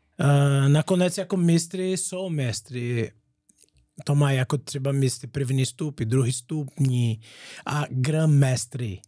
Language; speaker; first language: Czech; non-native, learner; Portuguese